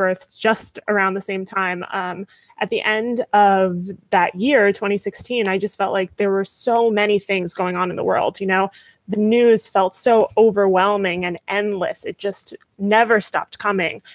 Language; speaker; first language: English; native; English